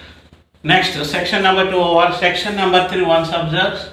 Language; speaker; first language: English; non-native, local second language; Telugu